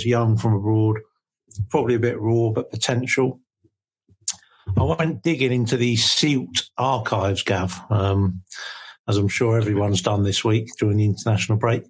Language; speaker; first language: English; native; English